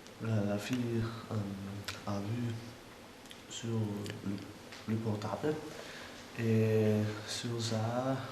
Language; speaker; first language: French; non-native, learner; German